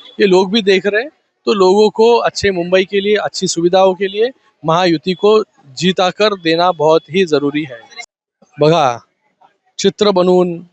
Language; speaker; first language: Hindi; non-native, local second language; Marathi